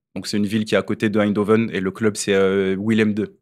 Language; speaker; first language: French; native; French